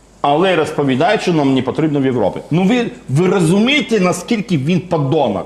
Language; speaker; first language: Ukrainian; non-native, fluent; Georgian